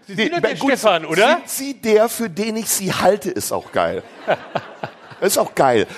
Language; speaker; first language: German; early bilingual, other home language; Turkish